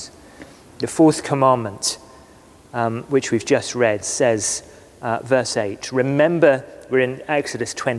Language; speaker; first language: English; native; English